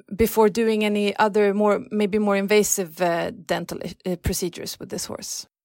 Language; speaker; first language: English; non-native, fluent; Swedish